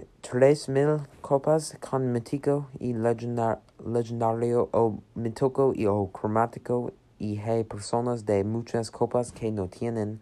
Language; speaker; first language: Spanish; non-native, learner; English